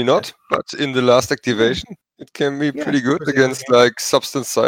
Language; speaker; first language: English; non-native, fluent; German